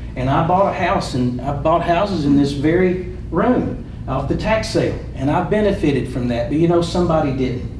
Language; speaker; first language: English; native; English